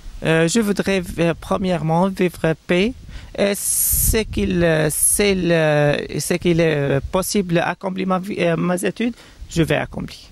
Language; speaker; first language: French; non-native, learner; Arabic